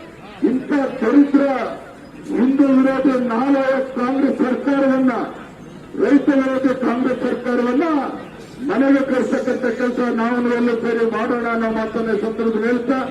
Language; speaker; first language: Kannada; native; Kannada